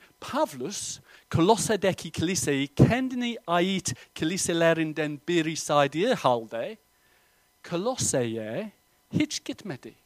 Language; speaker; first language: Turkish; non-native, fluent; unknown